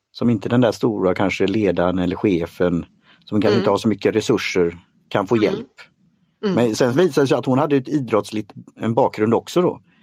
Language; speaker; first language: Swedish; native; Swedish